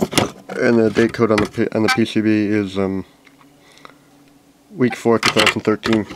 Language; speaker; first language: English; native; English